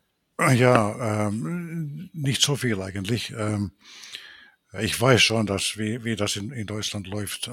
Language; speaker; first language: German; non-native, fluent; Finnish